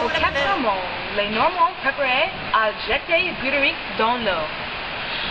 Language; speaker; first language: French; non-native, learner; English